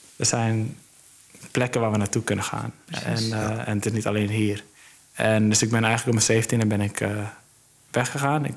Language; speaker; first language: Dutch; early bilingual, other home language; Somali